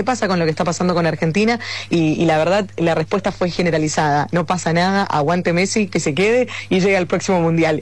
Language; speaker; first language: Spanish; native; Spanish